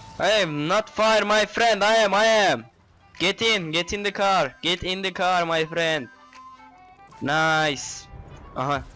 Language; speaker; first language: English; non-native, learner; Turkish